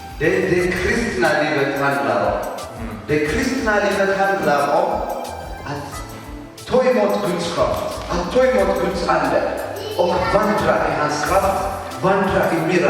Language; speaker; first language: Swedish; non-native, fluent; Tigrinya